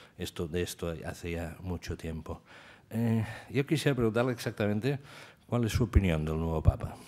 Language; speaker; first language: Spanish; non-native, local second language; Catalan